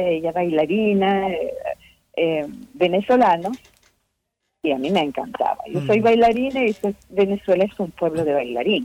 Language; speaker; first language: Spanish; non-native, fluent; French